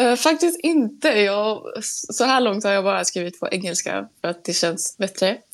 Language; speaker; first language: Swedish; non-native, fluent; French